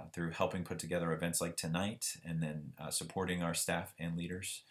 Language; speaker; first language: English; native; English